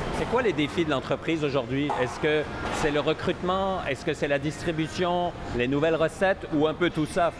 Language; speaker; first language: French; native; French